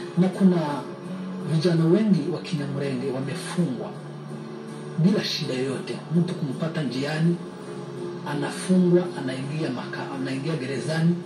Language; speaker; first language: Swahili; non-native, local second language; Kinyarwanda